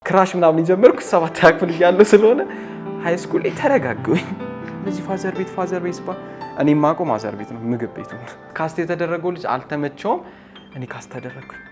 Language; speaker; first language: Amharic; native; Amharic